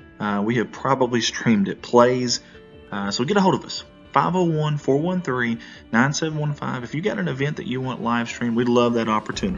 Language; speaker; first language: English; native; English